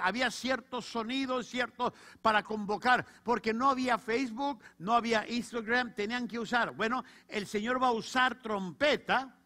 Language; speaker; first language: Spanish; native; Spanish